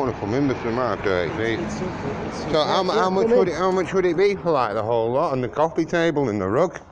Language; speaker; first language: English; native; English